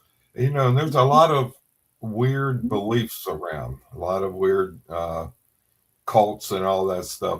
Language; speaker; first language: English; native; English